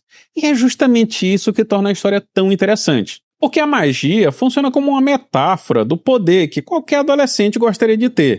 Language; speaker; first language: Portuguese; native; Portuguese